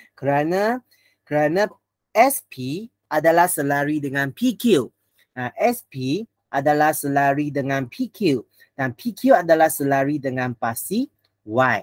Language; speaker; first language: Malay; non-native, local second language; Chinese